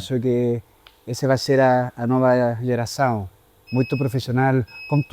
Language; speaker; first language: Portuguese; non-native, fluent; Spanish